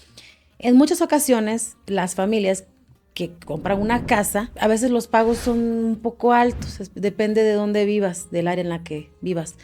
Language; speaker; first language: Spanish; native; Spanish